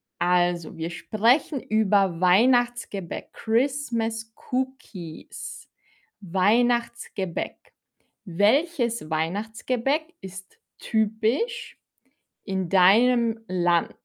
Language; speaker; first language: German; non-native, fluent; Filipino